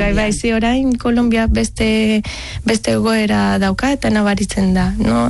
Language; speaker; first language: Basque; non-native, learner; Spanish